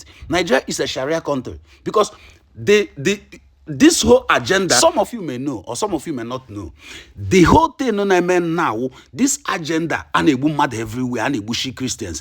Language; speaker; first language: Nigerian Pidgin; non-native, local second language; Igbo